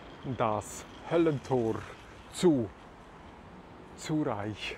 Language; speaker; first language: German; native; German